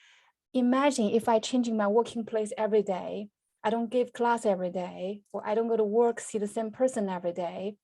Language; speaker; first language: English; non-native, fluent; Chinese